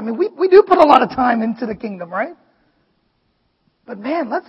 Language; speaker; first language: English; non-native, fluent; Vietnamese